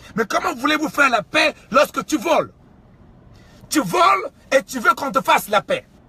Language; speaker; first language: French; non-native, local second language; Kongo